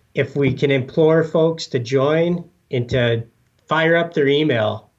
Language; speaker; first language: English; native; English